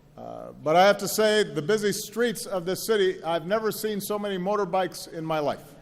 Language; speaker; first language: English; native; English